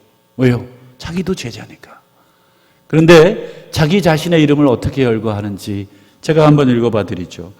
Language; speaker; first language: Korean; native; Korean